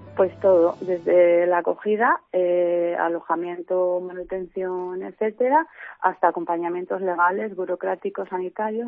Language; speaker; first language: Spanish; native; Spanish